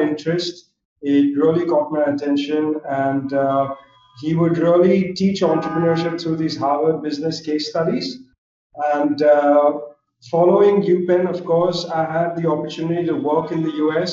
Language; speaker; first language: English; non-native, local second language; Gujarati